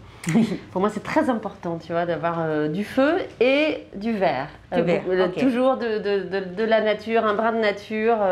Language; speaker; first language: French; native; French